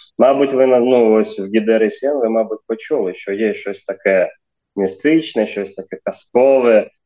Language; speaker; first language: Ukrainian; non-native, local second language; Crimean Tatar